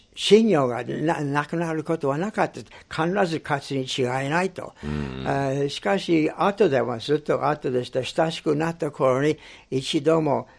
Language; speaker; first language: Japanese; non-native, fluent; English